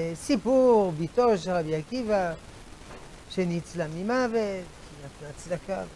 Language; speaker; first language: Hebrew; non-native, fluent; French